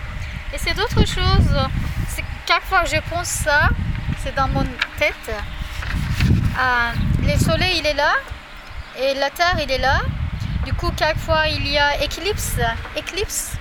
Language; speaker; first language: French; non-native, learner; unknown